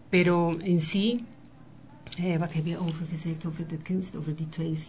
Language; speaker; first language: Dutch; non-native, learner; Spanish